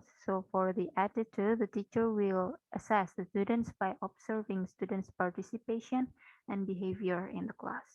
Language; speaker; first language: English; non-native, fluent; Indonesian